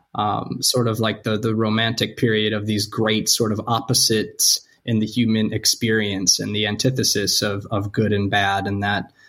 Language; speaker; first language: English; native; English